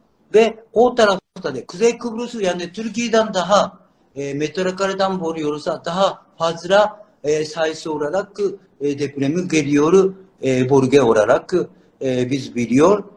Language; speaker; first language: Turkish; non-native, learner; Japanese